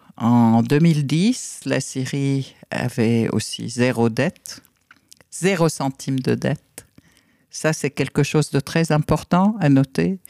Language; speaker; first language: French; non-native, fluent; Arabic